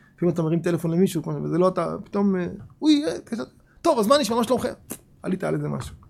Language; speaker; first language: Hebrew; native; Hebrew